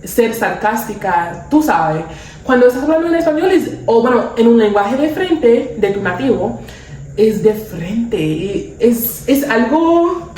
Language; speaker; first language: Spanish; non-native, learner; English